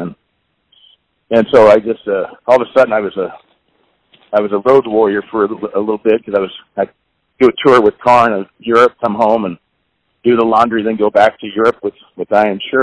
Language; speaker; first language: English; native; English